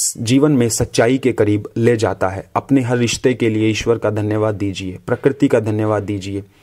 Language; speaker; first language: Hindi; native; Hindi